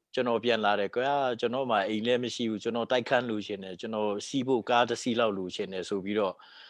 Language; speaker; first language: Burmese; non-native, local second language; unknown